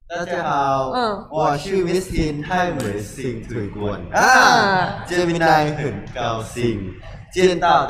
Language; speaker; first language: Chinese; non-native, learner; Thai